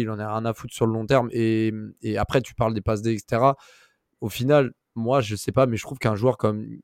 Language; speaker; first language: French; native; French